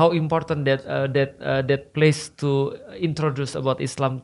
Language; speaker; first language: English; non-native, fluent; Indonesian